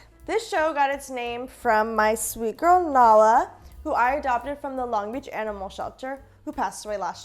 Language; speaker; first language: English; native; English